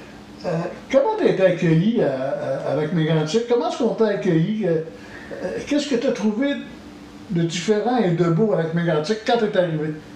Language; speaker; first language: French; native; French